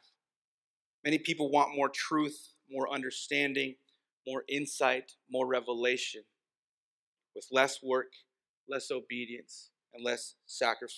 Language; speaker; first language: English; early bilingual, other home language; Spanish